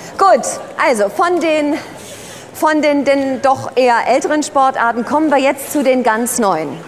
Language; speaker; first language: German; native; German